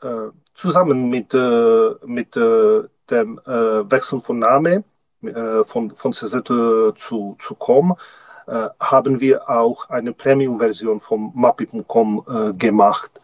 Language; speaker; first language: German; non-native, learner; Czech